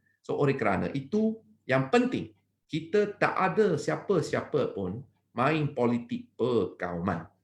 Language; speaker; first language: Malay; non-native, local second language; Chinese